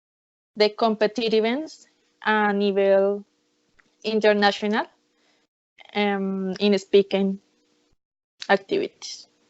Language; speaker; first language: English; non-native, learner; Spanish